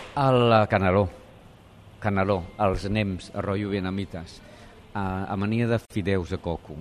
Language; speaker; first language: Catalan; non-native, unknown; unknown